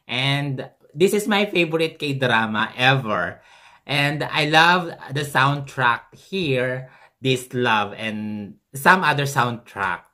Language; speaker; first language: English; non-native, local second language; Filipino